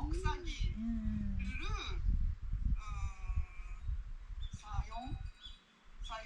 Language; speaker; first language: Korean; non-native, learner; Japanese